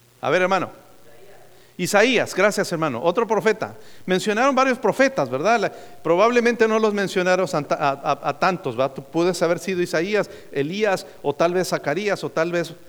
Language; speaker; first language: Spanish; native; Spanish